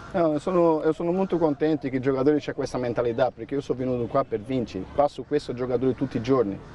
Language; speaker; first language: Italian; non-native, fluent; Portuguese